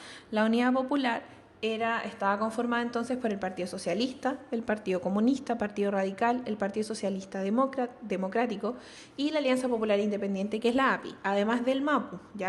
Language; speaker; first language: Spanish; native; Spanish